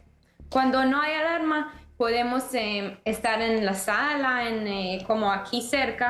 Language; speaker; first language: Spanish; early bilingual, heritage; Spanish